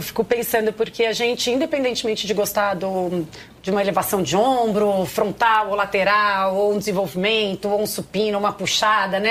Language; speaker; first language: Portuguese; native; Portuguese